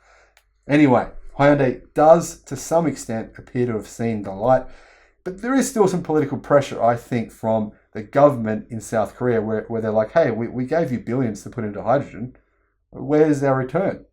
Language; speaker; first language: English; native; English